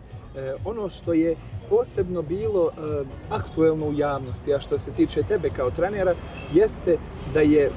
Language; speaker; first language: Serbian; native; Serbian